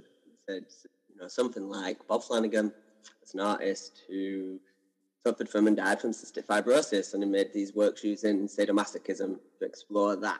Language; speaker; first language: English; native; English